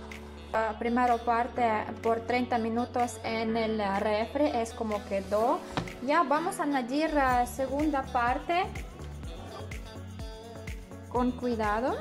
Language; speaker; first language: Spanish; non-native, learner; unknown